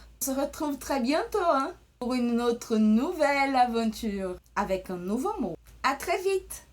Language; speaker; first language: French; early bilingual, other home language; Portuguese